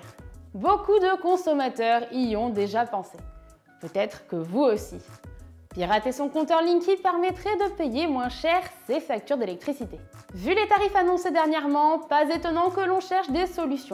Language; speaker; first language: French; native; French